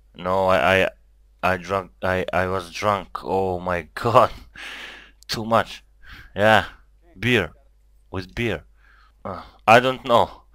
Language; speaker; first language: English; non-native, learner; Albanian